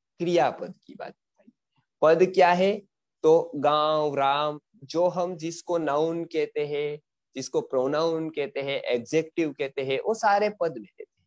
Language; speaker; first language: Hindi; non-native, local second language; Gujarati